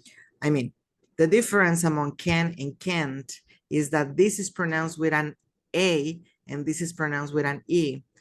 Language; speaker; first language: English; non-native, fluent; Spanish